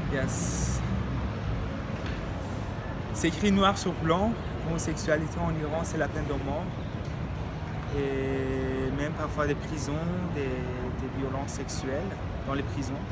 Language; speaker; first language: French; non-native, fluent; Persian